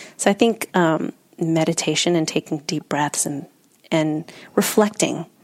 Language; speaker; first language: English; native; English